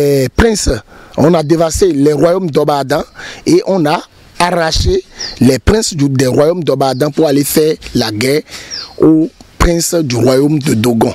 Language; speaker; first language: French; non-native, local second language; Fon